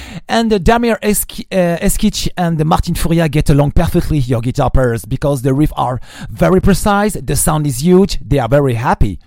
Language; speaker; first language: English; non-native, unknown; French